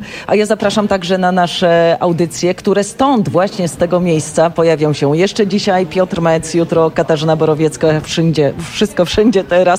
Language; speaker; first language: Polish; native; Polish